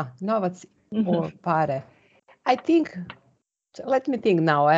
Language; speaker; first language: English; non-native, fluent; Serbian